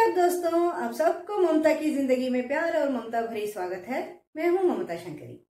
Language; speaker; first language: Hindi; non-native, local second language; Kannada